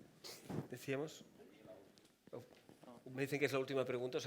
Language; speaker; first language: Spanish; native; Spanish